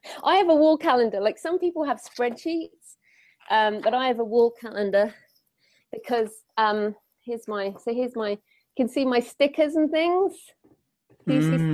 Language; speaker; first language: English; native; English